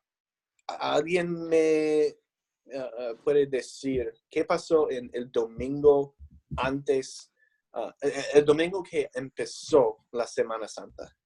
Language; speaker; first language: Spanish; non-native, fluent; English